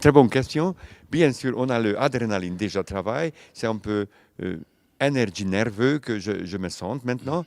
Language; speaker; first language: French; non-native, learner; Hungarian